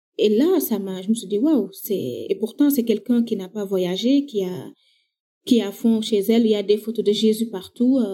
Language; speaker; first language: French; non-native, local second language; Wolof